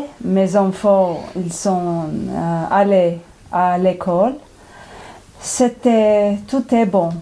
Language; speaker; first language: French; non-native, learner; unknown